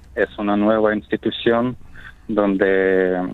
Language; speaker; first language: Spanish; non-native, fluent; Ukrainian